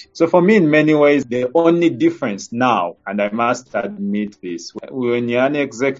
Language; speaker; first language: English; non-native, local second language; Ganda